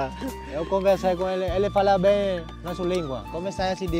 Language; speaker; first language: Portuguese; non-native, learner; Vietnamese